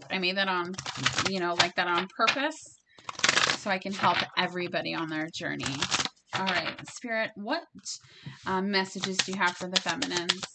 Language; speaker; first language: English; native; English